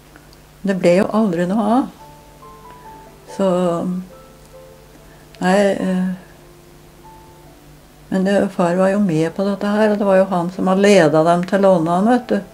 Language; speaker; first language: Norwegian; native; Norwegian